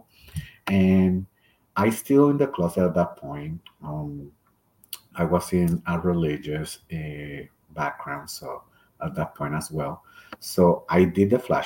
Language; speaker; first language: English; non-native, fluent; Spanish